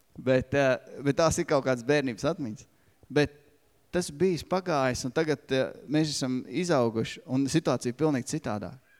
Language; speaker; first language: Latvian; native; Latvian